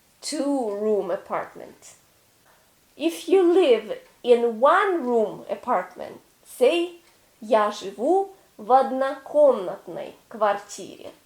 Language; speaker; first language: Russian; native; Russian